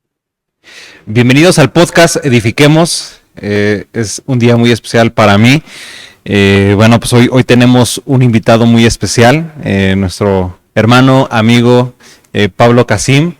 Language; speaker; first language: Spanish; native; Spanish